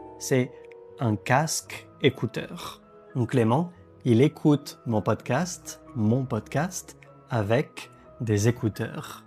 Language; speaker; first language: French; native; French